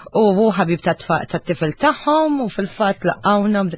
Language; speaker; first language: Maltese; non-native, fluent; Arabic